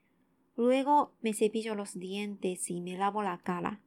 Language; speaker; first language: Spanish; non-native, learner; Japanese